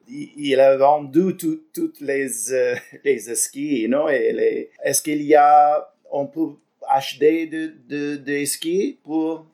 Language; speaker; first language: French; non-native, learner; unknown